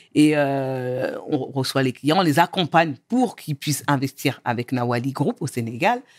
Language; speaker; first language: French; native; French